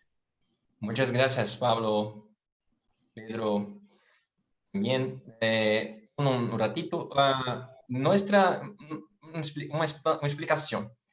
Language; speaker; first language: Spanish; non-native, fluent; Portuguese